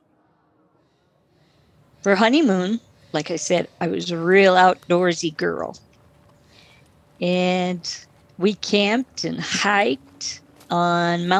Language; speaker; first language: English; native; English